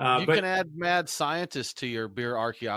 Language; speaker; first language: English; native; English